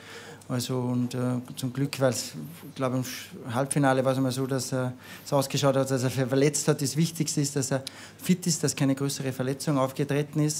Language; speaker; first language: German; native; German